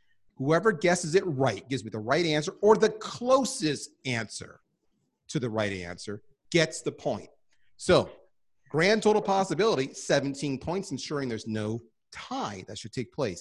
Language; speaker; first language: English; native; English